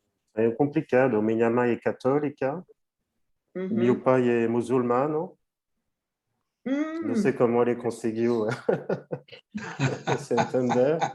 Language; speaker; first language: Portuguese; non-native, fluent; French